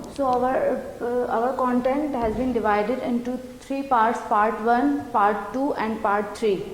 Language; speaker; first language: English; non-native, local second language; Urdu